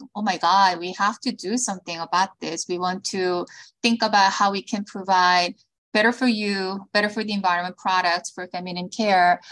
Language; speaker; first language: English; early bilingual, other home language; Korean